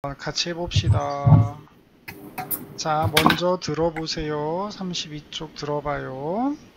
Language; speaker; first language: Korean; native; Korean